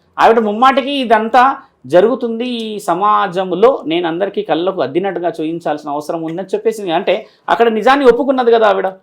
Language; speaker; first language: Telugu; native; Telugu